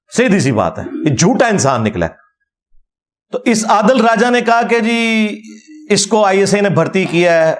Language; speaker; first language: Urdu; non-native, local second language; Punjabi